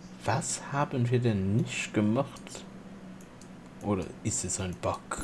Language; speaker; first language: German; non-native, local second language; Luxembourgish